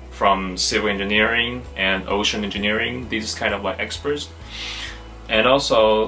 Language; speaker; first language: English; non-native, fluent; Chinese